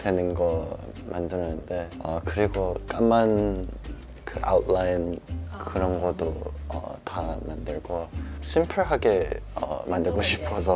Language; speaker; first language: Korean; early bilingual, heritage; Korean